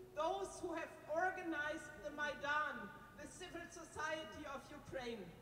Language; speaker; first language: English; non-native, fluent; German